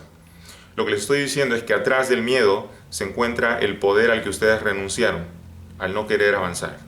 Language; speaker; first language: Spanish; native; Spanish